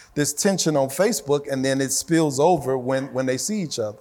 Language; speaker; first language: English; native; English